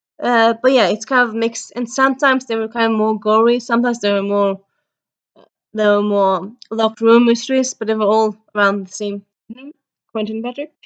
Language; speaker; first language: English; early bilingual, heritage; Norwegian